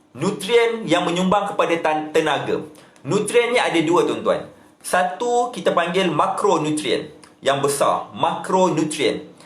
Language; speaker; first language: Malay; native; Malay